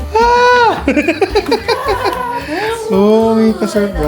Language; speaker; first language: Filipino; native; Filipino